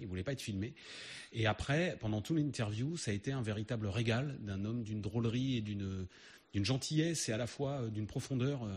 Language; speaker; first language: French; native; French